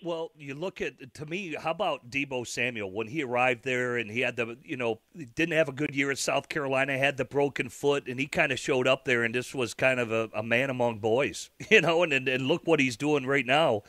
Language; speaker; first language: English; native; English